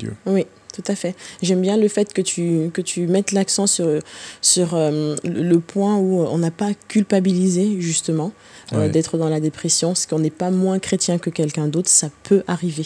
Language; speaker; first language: French; native; French